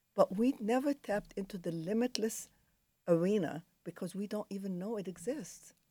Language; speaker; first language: English; non-native, fluent; Arabic